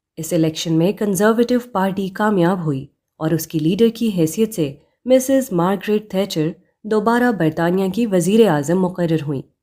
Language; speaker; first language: Urdu; native; Urdu